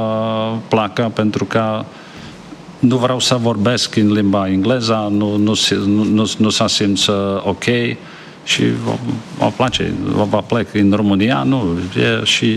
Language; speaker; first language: Romanian; non-native, fluent; Czech